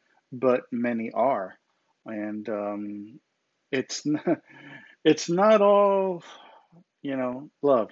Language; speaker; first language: English; native; English